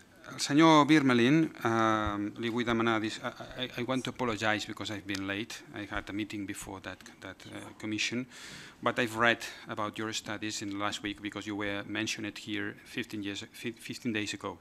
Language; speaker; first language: English; non-native, learner; Catalan